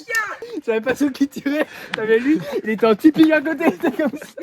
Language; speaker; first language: French; native; French